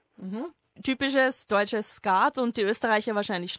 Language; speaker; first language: German; native; German